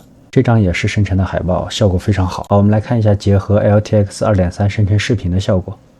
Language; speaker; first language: Chinese; native; Chinese